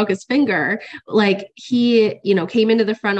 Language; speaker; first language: English; native; English